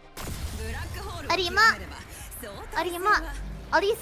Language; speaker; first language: Japanese; non-native, fluent; English